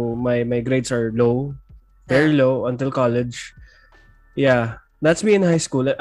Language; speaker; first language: English; non-native, local second language; Filipino